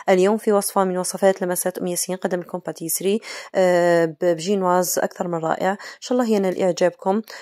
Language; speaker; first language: Arabic; native; Arabic